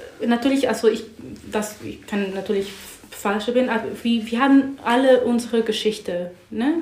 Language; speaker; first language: German; non-native, learner; English